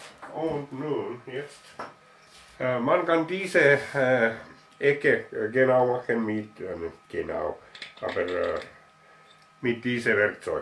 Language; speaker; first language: German; non-native, learner; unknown